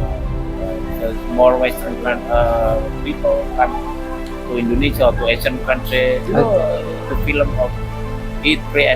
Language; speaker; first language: English; non-native, learner; Indonesian